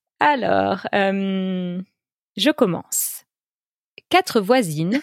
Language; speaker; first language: French; native; French